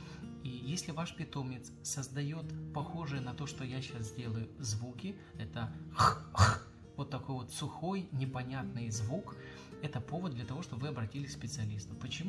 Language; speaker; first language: Russian; native; Russian